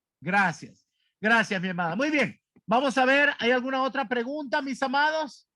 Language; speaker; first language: Spanish; native; Spanish